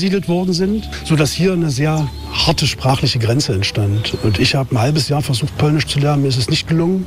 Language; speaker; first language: German; native; German